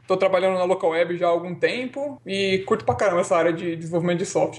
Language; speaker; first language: Portuguese; native; Portuguese